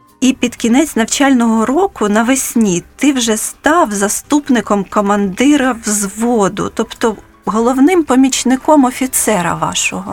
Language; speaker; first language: Ukrainian; native; Ukrainian